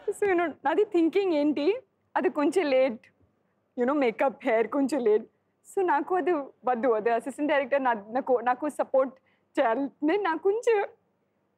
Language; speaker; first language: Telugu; non-native, learner; Sindhi